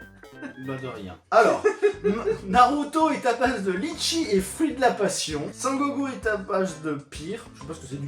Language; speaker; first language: French; native; French